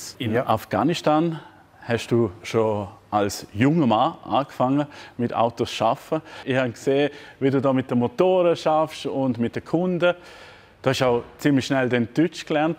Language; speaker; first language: German; native; German